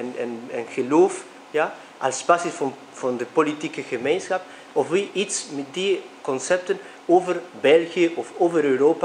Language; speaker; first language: Dutch; non-native, fluent; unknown